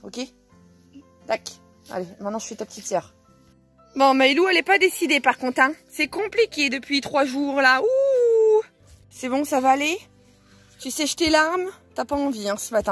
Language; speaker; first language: French; native; French